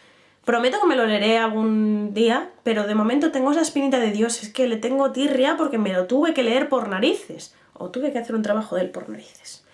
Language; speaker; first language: Spanish; native; Spanish